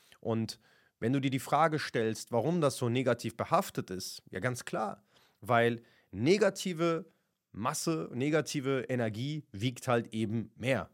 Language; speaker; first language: German; early bilingual, other home language; Kurdish